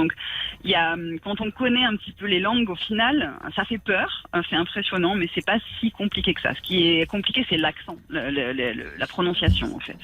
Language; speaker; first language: French; native; French